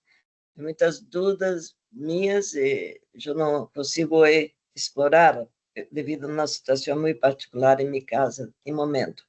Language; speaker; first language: Portuguese; non-native, fluent; Spanish